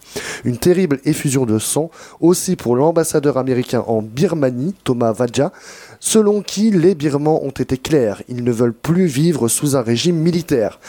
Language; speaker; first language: French; native; French